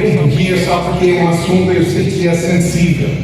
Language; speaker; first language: Portuguese; non-native, fluent; English